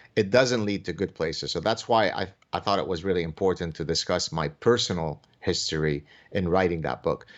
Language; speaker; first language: English; early bilingual, other home language; Arabic